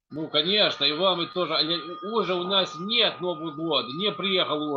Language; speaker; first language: Russian; non-native, learner; Serbian